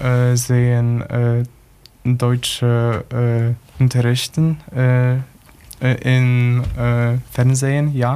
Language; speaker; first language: German; non-native, learner; Polish